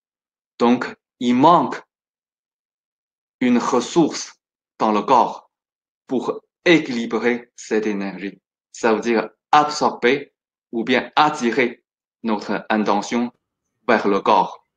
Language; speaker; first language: French; non-native, fluent; Chinese